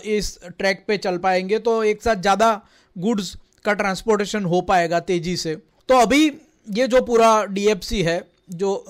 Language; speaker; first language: Hindi; non-native, local second language; Gujarati